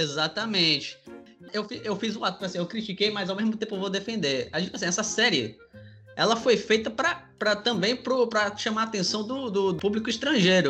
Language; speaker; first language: Portuguese; native; Portuguese